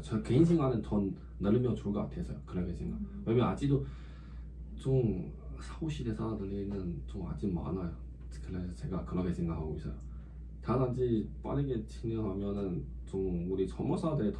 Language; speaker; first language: Korean; non-native, learner; Chinese